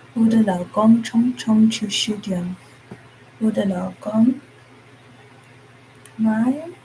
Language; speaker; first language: Chinese; non-native, learner; English